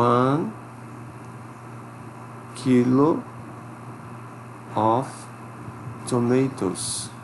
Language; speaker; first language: English; non-native, fluent; Portuguese